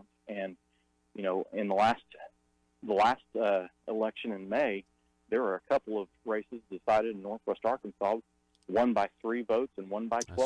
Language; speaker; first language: English; native; English